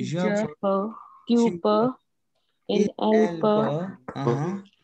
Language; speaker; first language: French; non-native, learner; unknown